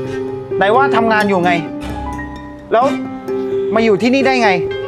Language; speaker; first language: Thai; native; Thai